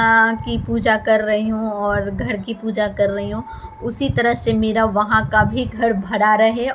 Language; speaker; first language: Hindi; non-native, local second language; Bhojpuri